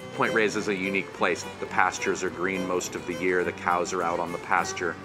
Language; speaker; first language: English; native; English